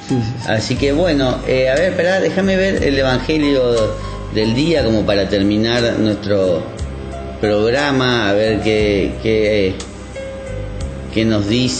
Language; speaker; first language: Spanish; native; Spanish